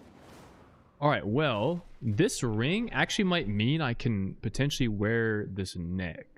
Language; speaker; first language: English; native; English